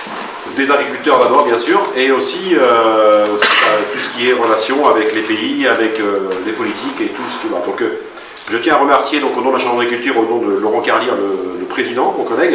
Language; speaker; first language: French; native; French